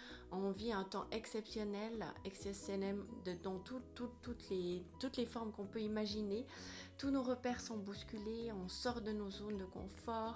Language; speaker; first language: French; native; French